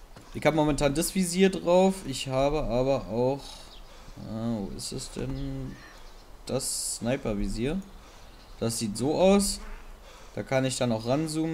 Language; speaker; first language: German; native; German